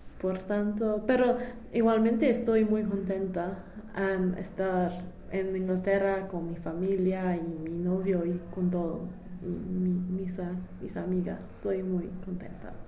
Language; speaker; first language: Spanish; non-native, fluent; English